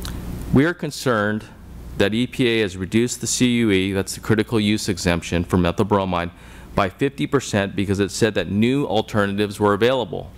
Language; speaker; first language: English; native; English